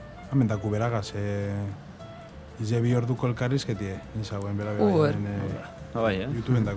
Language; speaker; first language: Basque; native; Basque